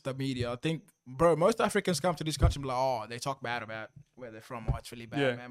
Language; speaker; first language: English; early bilingual, other home language; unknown